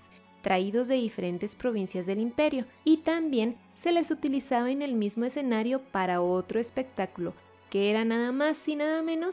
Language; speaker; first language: Spanish; native; Spanish